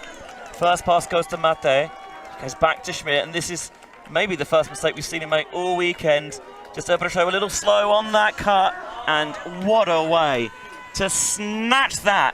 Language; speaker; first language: English; native; English